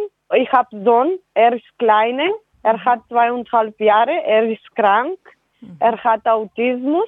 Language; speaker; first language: German; non-native, learner; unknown